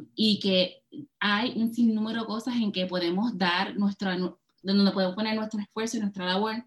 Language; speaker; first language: Spanish; early bilingual, heritage; Spanish